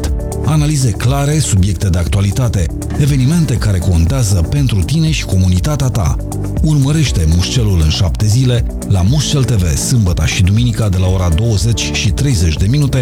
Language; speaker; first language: Romanian; native; Romanian